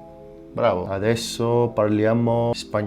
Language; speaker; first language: Italian; non-native, fluent; Portuguese